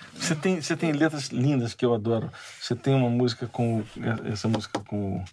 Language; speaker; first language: Portuguese; native; Portuguese